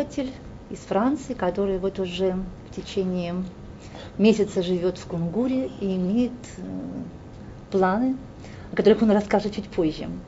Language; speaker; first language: Russian; native; Russian